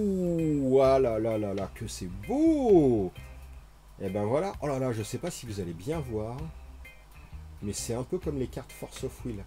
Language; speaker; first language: French; native; French